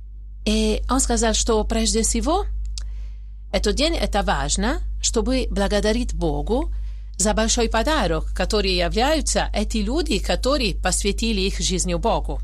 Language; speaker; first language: Russian; non-native, fluent; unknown